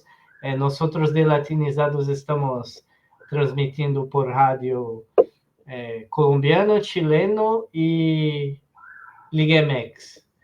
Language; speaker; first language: Spanish; non-native, learner; Portuguese